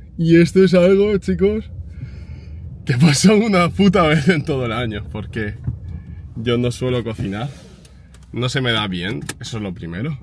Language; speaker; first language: Spanish; early bilingual, other home language; Ukrainian